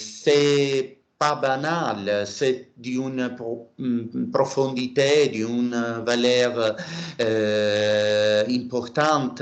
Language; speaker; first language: French; non-native, learner; Italian